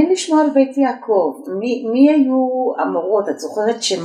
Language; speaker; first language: Hebrew; native; Hebrew